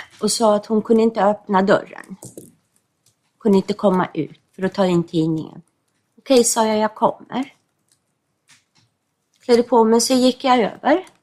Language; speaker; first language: Swedish; non-native, fluent; English